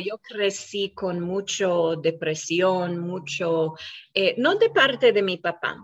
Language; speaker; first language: Spanish; non-native, fluent; Hebrew